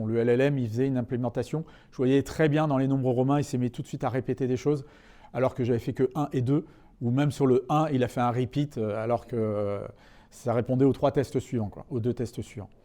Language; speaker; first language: French; native; French